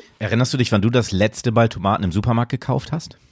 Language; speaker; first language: German; native; German